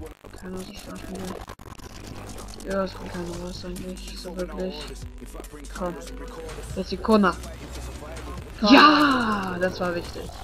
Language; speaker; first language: German; native; German